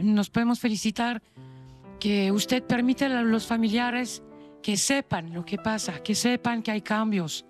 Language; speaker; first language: Spanish; non-native, fluent; French